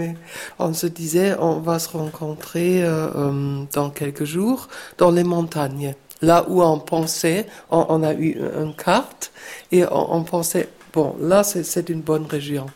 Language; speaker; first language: French; non-native, fluent; German